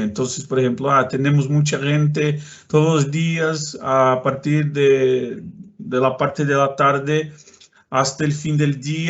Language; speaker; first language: Spanish; non-native, fluent; Portuguese